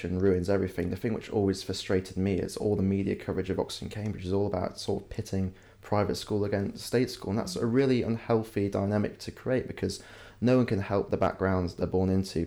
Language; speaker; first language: English; native; English